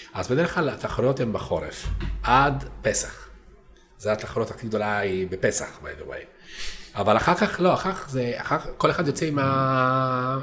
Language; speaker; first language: Hebrew; non-native, fluent; Italian